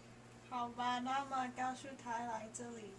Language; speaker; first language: Chinese; non-native, learner; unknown